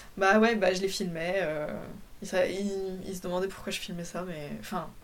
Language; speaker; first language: French; early bilingual, other home language; Polish